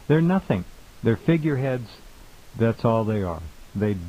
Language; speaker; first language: English; native; English